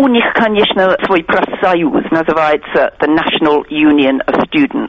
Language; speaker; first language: Russian; non-native, fluent; English